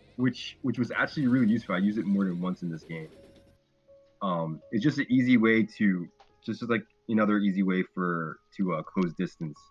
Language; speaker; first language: English; native; English